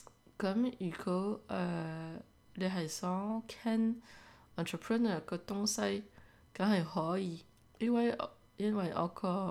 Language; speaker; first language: Cantonese; early bilingual, heritage; Cantonese